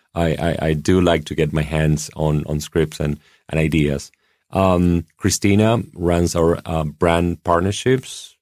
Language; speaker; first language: English; non-native, fluent; Spanish